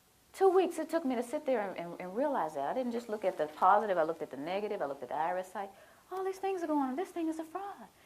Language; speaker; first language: English; native; English